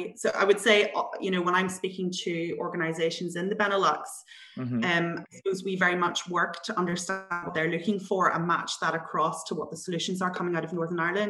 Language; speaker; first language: English; native; English